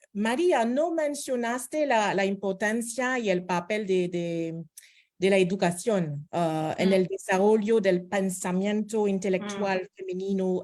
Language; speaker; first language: Spanish; non-native, fluent; French